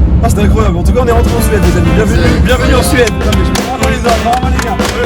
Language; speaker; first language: French; native; French